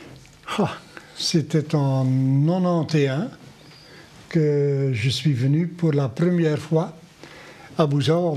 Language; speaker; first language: French; non-native, local second language; Dutch